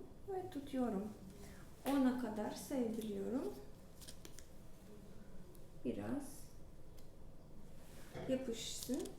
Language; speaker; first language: Turkish; non-native, learner; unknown